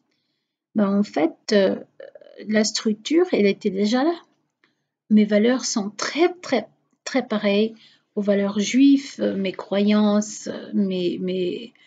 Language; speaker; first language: French; non-native, fluent; Portuguese